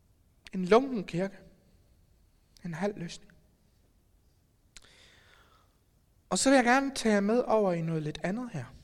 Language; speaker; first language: Danish; native; Danish